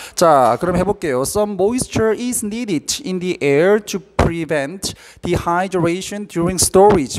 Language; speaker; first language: English; non-native, fluent; Korean